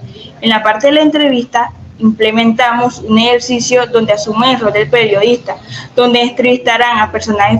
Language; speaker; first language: Spanish; native; Spanish